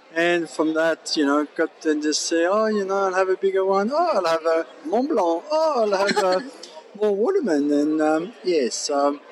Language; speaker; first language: English; non-native, fluent; French